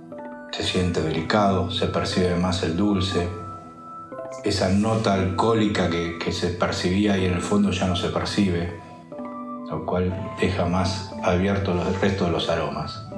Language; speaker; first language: Spanish; native; Spanish